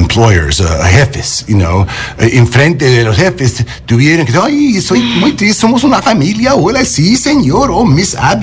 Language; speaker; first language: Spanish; early bilingual, heritage; Spanish